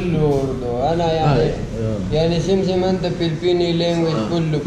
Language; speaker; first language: Arabic; non-native, learner; Urdu